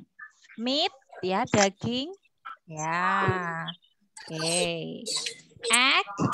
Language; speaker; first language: English; non-native, fluent; Indonesian